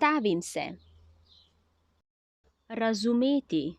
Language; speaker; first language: Slovenian; non-native, learner; Chinese